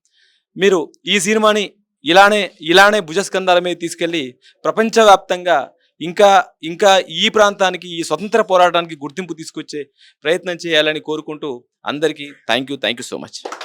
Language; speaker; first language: Telugu; native; Telugu